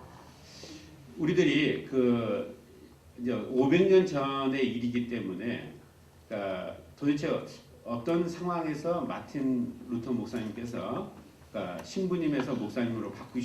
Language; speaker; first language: Korean; native; Korean